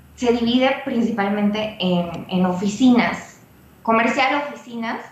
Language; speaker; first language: Spanish; native; Spanish